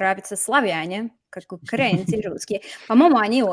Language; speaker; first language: Russian; non-native, fluent; English